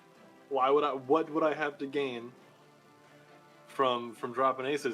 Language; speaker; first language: English; native; English